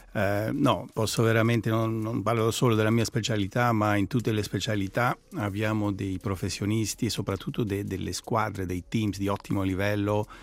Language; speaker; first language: Italian; non-native, fluent; Greek